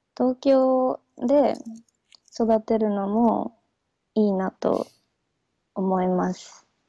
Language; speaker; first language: Japanese; native; Japanese